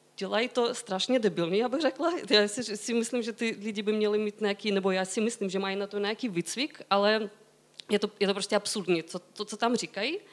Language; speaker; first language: Czech; non-native, fluent; Ukrainian